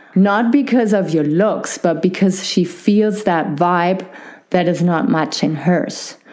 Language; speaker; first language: English; non-native, fluent; German